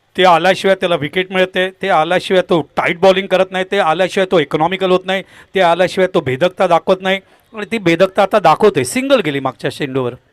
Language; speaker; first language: Marathi; non-native, local second language; Tamil